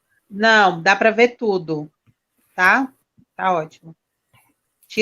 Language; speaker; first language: Portuguese; native; Portuguese